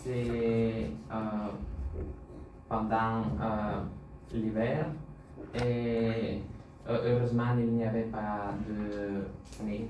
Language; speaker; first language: French; non-native, learner; Bulgarian